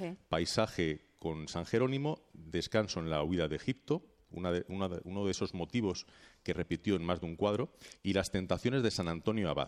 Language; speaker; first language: Spanish; native; Spanish